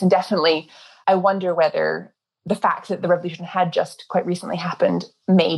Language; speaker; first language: English; native; English